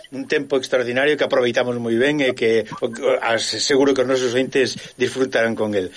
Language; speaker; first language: Galician; native; Galician